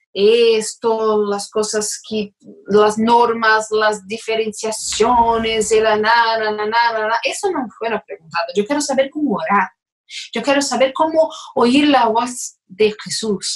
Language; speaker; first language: Spanish; non-native, fluent; Portuguese